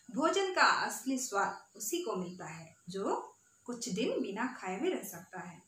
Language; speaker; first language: Hindi; non-native, local second language; Assamese